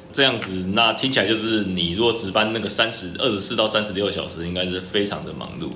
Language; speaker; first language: Chinese; native; Chinese